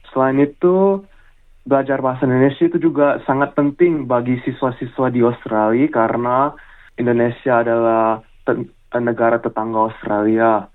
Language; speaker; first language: Indonesian; early bilingual, heritage; English